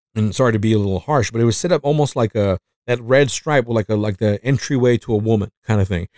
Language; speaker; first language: English; non-native, fluent; Spanish